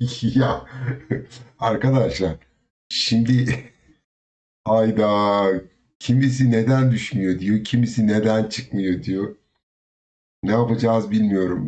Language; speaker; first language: Turkish; native; Turkish